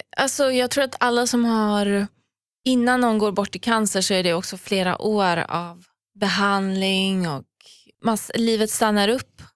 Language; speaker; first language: Swedish; early bilingual, other home language; Persian